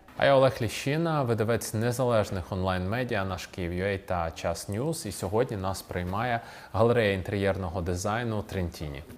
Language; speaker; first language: Ukrainian; native; Ukrainian